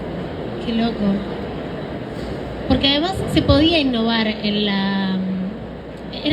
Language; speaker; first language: Spanish; native; Spanish